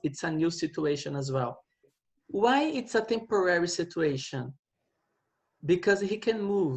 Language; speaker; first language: English; non-native, fluent; Portuguese